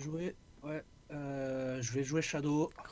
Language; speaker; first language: French; native; French